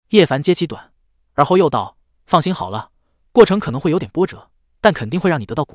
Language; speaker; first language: Chinese; native; Chinese